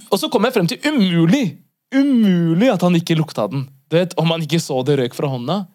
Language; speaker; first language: Norwegian; early bilingual, other home language; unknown